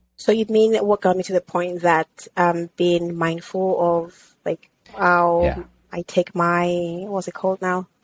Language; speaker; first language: English; non-native, local second language; Yoruba